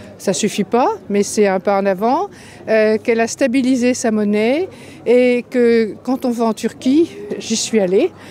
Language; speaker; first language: French; native; French